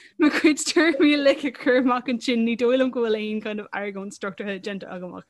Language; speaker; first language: Irish; non-native, local second language; English